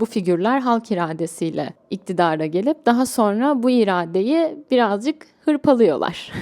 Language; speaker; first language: Turkish; native; Turkish